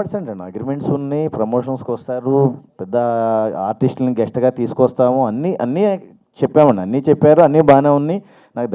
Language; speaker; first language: Telugu; native; Telugu